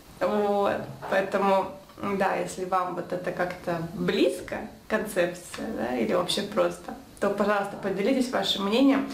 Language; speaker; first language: Russian; native; Russian